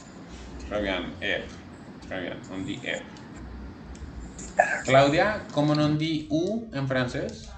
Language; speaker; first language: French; non-native, fluent; Spanish